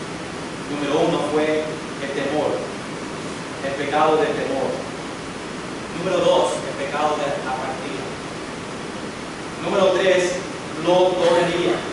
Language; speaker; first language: Spanish; non-native, fluent; English